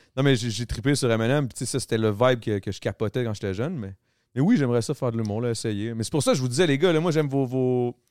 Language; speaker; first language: French; native; French